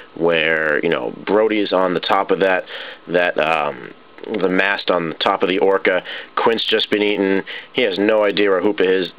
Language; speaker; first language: English; native; English